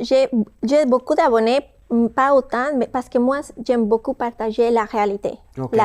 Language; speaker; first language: French; non-native, fluent; Spanish